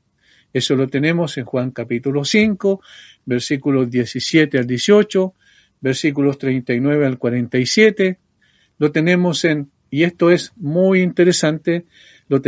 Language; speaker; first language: Spanish; native; Spanish